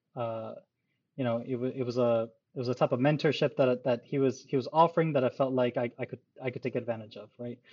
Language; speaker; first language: English; early bilingual, other home language; Urdu